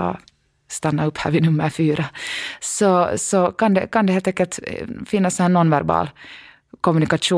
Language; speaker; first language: Swedish; native; Swedish